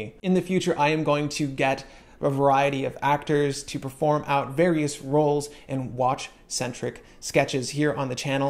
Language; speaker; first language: English; native; English